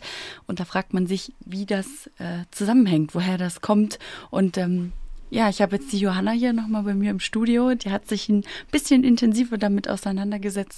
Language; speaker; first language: German; native; German